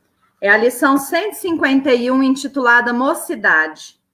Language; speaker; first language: Portuguese; native; Portuguese